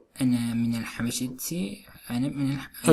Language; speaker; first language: Arabic; non-native, learner; Turkish